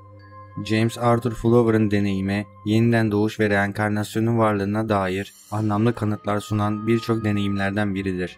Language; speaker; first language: Turkish; native; Turkish